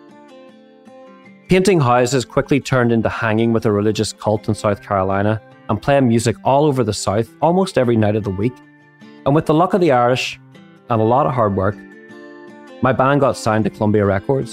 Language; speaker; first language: English; native; English